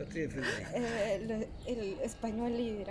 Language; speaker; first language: Italian; non-native, learner; Spanish